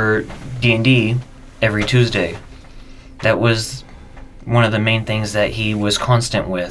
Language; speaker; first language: English; native; English